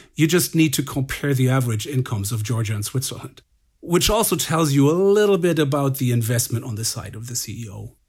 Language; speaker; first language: English; non-native, fluent; German